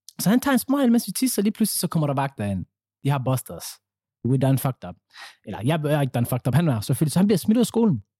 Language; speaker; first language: Danish; early bilingual, other home language; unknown